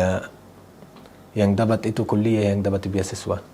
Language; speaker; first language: Indonesian; non-native, learner; Arabic